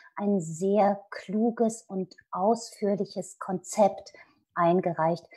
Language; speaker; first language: German; native; German